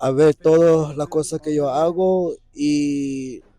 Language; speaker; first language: Spanish; early bilingual, other home language; English